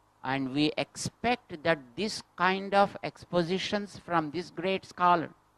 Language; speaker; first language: English; non-native, local second language; Telugu